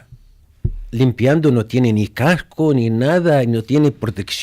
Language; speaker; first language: Spanish; non-native, fluent; Arabic